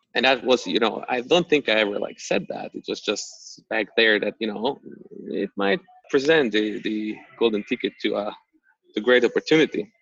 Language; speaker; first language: English; non-native, fluent; Slovak